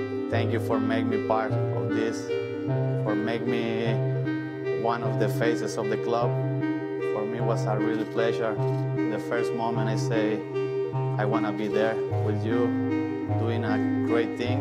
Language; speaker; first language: English; non-native, fluent; Spanish